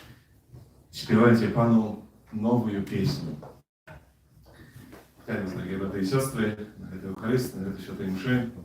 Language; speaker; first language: Polish; non-native, learner; Russian